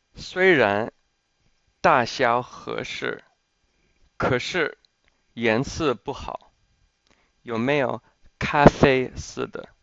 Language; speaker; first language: Chinese; non-native, fluent; English